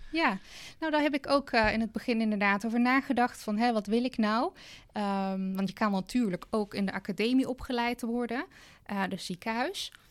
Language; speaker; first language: Dutch; non-native, fluent; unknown